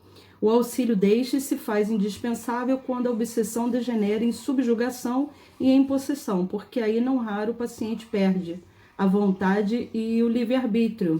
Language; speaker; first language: Portuguese; native; Portuguese